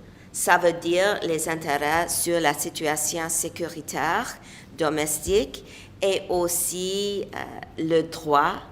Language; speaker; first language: French; non-native, local second language; English